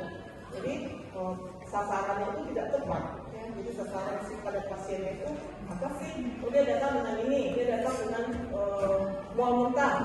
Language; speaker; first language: Indonesian; native; Indonesian